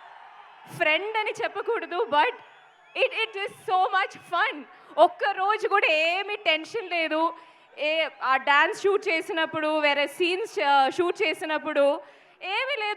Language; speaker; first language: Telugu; non-native, fluent; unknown